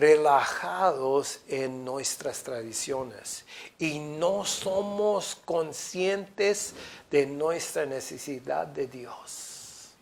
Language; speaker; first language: Spanish; non-native, fluent; English